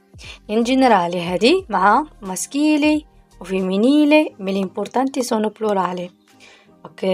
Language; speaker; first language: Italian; non-native, learner; Arabic